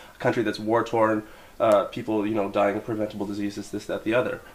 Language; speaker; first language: English; native; English